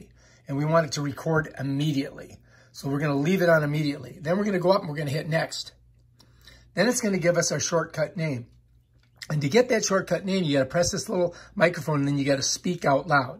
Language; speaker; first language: English; native; English